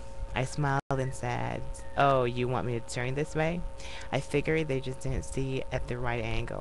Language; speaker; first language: English; native; English